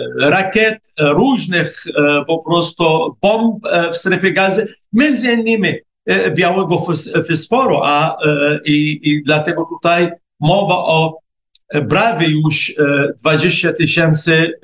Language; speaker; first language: Polish; non-native, fluent; Arabic